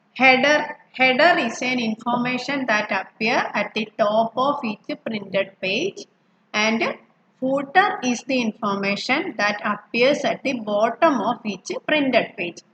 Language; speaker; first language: English; non-native, local second language; Malayalam